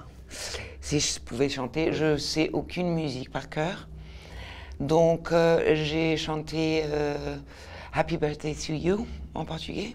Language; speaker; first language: French; non-native, fluent; Portuguese